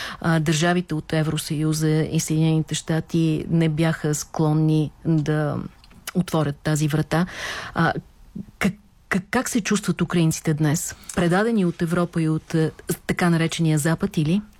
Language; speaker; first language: Bulgarian; native; Bulgarian